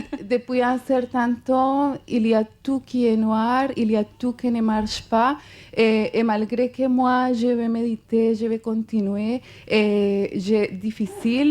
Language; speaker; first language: French; non-native, fluent; Spanish